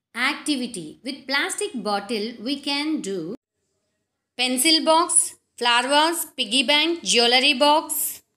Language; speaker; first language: English; non-native, local second language; Telugu